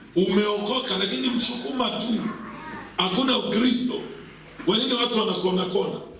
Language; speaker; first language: Swahili; native; Swahili